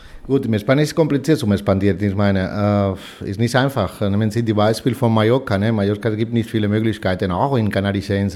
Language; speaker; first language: German; non-native, fluent; Spanish